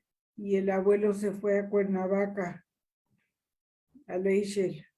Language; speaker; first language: Spanish; early bilingual, other home language; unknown